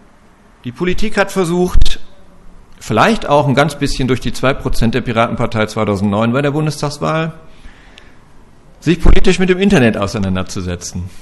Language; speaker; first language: German; native; German